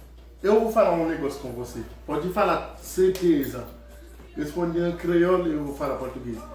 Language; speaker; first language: Portuguese; non-native, learner; Haitian Creole